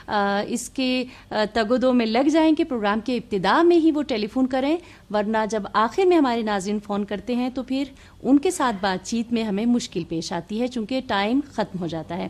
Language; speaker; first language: Urdu; native; Urdu